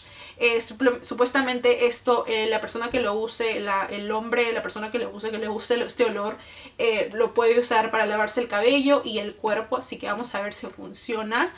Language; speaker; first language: Spanish; native; Spanish